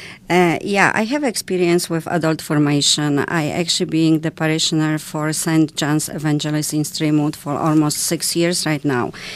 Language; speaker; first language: English; non-native, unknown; Polish